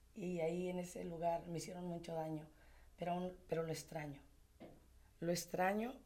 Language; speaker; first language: Spanish; native; Spanish